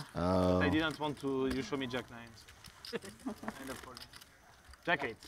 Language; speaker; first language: English; non-native, fluent; French